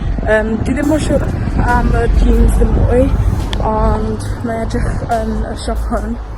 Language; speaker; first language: Welsh; non-native, local second language; English